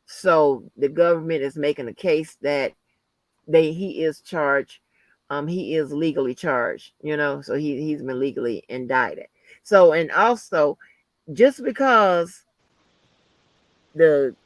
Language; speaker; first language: English; native; English